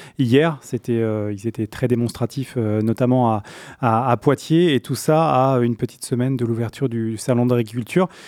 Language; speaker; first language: French; native; French